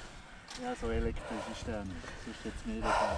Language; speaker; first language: German; native; German